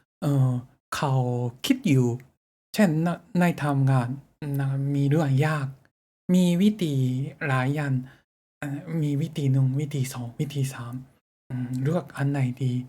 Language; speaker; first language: Thai; non-native, fluent; Japanese